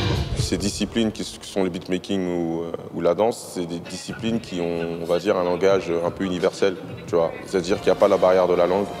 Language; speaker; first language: French; native; French